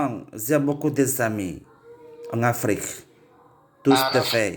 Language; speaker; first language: French; non-native, learner; Indonesian